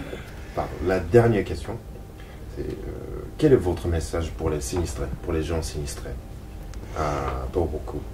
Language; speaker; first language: French; non-native, fluent; Japanese